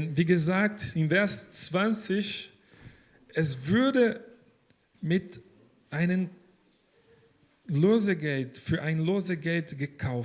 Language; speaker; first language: German; non-native, fluent; Portuguese